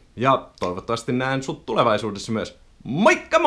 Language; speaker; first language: Finnish; native; Finnish